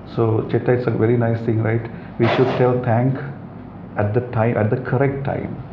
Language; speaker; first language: English; non-native, local second language; Sinhala